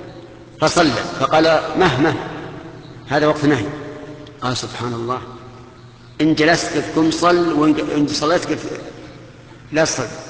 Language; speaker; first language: Arabic; native; Arabic